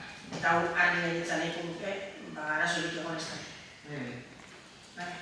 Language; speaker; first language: Basque; native; Basque